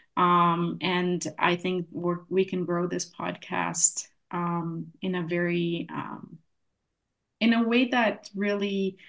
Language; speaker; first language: English; non-native, fluent; Polish